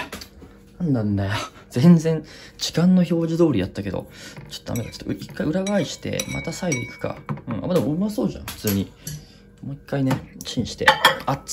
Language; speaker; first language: Japanese; native; Japanese